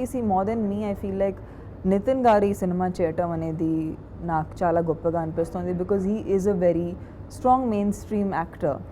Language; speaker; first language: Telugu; non-native, fluent; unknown